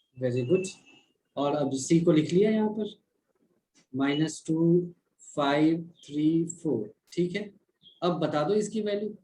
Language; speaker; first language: Hindi; native; Hindi